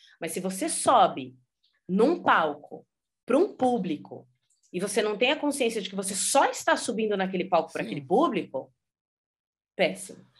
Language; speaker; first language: Portuguese; early bilingual, heritage; Portuguese